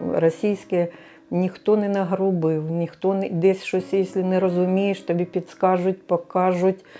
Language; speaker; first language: Ukrainian; non-native, local second language; Russian